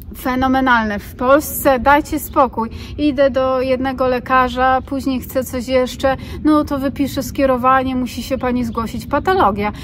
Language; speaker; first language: Polish; native; Polish